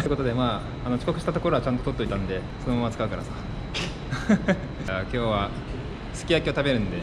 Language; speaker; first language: Japanese; native; Japanese